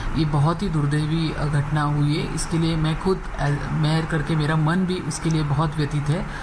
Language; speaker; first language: Hindi; non-native, local second language; Marathi